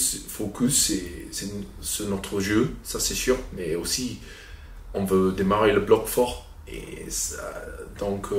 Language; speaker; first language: French; non-native, fluent; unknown